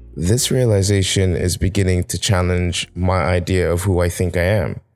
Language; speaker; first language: English; non-native, local second language; Yoruba